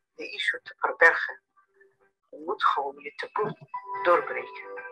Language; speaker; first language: Dutch; non-native, learner; Somali